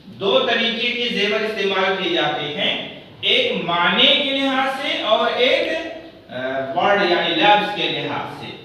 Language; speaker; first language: Urdu; native; Urdu